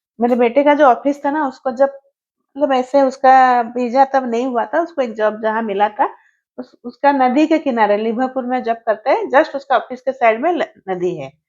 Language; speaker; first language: Hindi; non-native, local second language; Odia